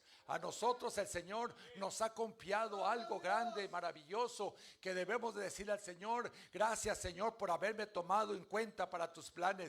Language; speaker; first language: Spanish; native; Spanish